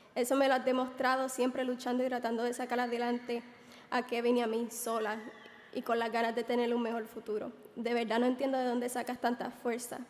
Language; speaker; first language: Spanish; early bilingual, other home language; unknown